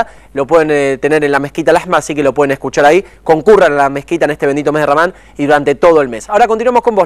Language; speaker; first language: Spanish; native; Spanish